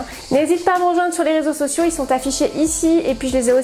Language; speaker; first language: French; native; French